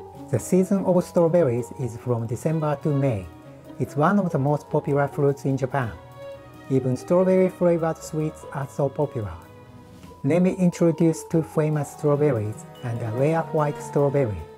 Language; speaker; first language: English; non-native, fluent; Japanese